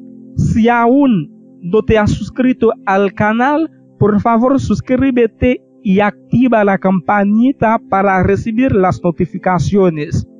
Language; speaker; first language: Spanish; non-native, fluent; Haitian Creole